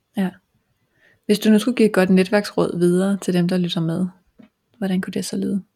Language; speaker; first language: Danish; native; Danish